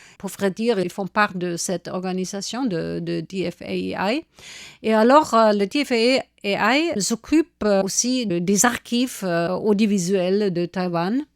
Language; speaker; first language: French; non-native, fluent; German